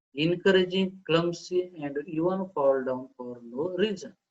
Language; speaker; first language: English; non-native, local second language; Marathi